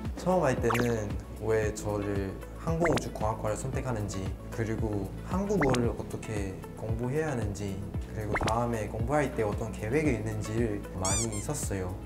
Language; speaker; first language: Korean; non-native, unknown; Malay